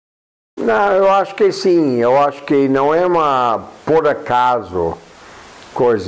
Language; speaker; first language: Portuguese; non-native, fluent; English